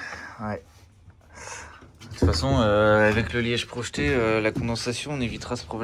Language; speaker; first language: French; native; French